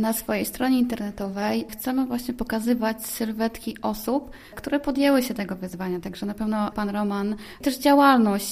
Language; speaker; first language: Polish; native; Polish